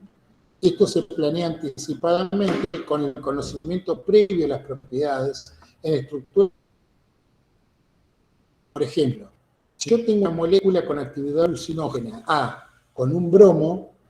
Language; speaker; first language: Spanish; native; Spanish